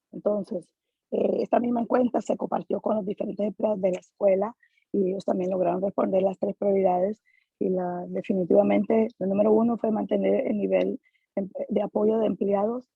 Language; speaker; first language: Spanish; native; Spanish